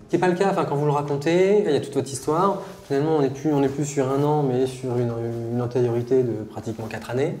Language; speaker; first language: French; native; French